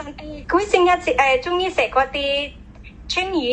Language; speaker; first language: Cantonese; non-native, learner; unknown